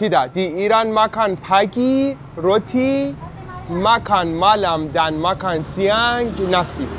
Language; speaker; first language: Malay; non-native, learner; Persian